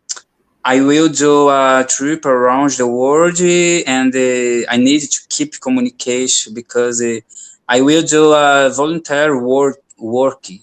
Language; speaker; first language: English; non-native, learner; Portuguese